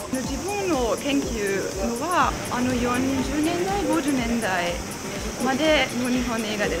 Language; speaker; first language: Japanese; non-native, fluent; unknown